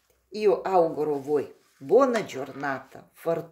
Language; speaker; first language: Italian; non-native, learner; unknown